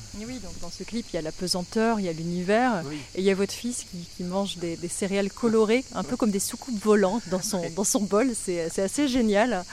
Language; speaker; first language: French; native; French